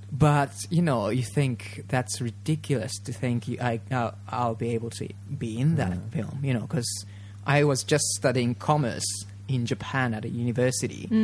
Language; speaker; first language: English; non-native, fluent; Japanese